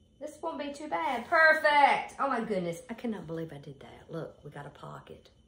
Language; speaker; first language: English; native; English